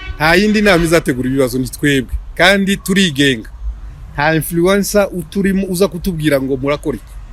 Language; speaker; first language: Kinyarwanda; native; Kinyarwanda